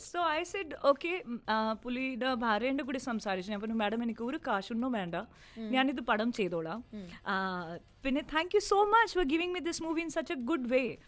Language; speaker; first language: Malayalam; non-native, local second language; Hindi